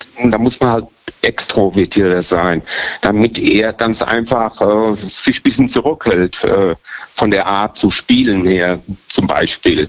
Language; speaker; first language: German; native; German